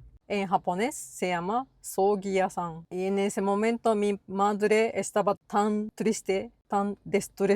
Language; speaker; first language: Spanish; non-native, learner; Japanese